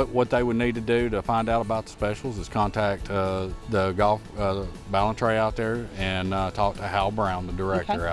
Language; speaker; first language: English; native; English